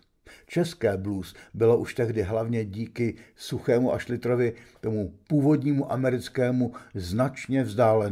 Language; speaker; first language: Czech; native; Czech